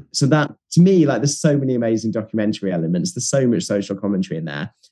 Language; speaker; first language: English; native; English